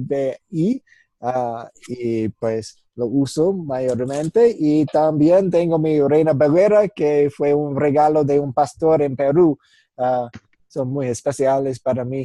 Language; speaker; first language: Spanish; non-native, fluent; English